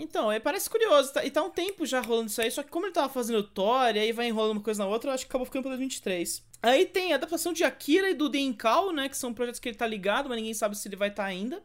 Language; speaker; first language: Portuguese; native; Portuguese